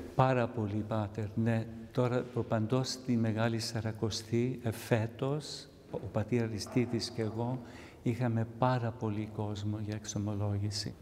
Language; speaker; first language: Greek; early bilingual, heritage; Greek